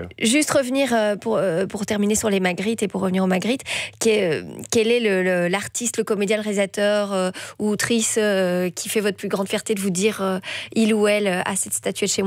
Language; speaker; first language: French; native; French